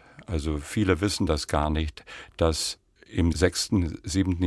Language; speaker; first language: German; non-native, local second language; Upper Sorbian